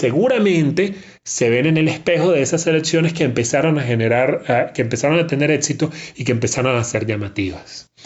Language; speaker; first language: Spanish; native; Spanish